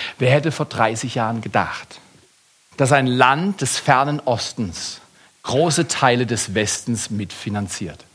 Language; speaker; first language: German; native; German